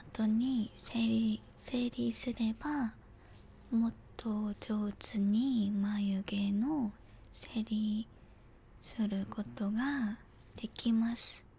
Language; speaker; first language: Japanese; non-native, learner; Korean